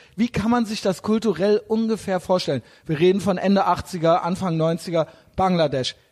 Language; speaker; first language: German; native; German